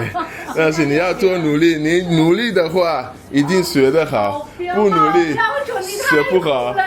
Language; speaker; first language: Chinese; non-native, fluent; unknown